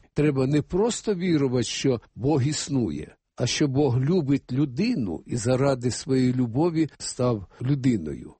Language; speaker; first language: Ukrainian; native; Ukrainian